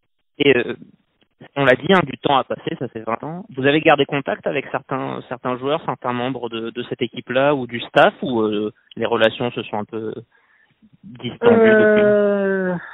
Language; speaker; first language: French; native; French